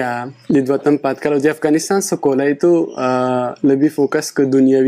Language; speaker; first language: Indonesian; non-native, fluent; Pashto